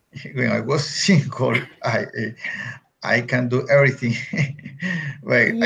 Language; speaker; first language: English; non-native, learner; Spanish